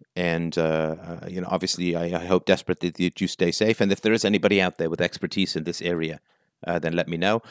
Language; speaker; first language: English; native; English